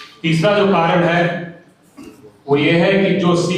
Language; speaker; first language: Hindi; native; Hindi